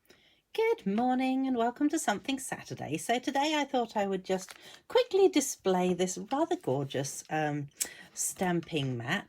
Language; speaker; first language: English; native; English